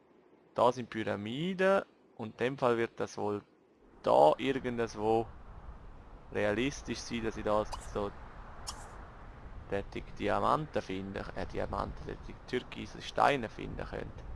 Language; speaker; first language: German; native; German